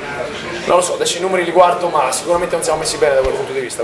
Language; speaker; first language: Italian; native; Italian